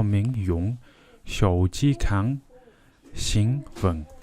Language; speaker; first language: Chinese; non-native, learner; Mongolian